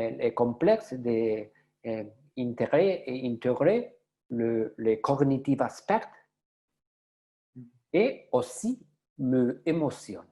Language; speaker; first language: French; non-native, learner; Spanish